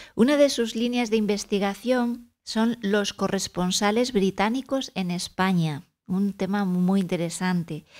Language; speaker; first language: Spanish; native; Spanish